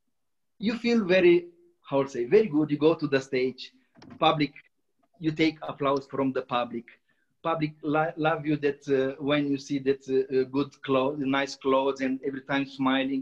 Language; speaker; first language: English; non-native, learner; Romanian